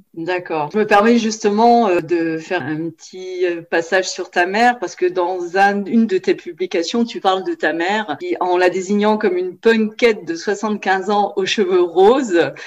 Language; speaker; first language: French; native; French